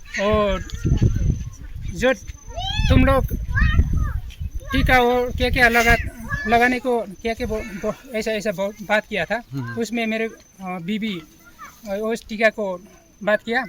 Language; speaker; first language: Hindi; non-native, local second language; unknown